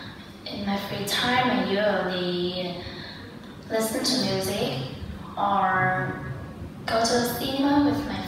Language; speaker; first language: English; non-native, learner; Vietnamese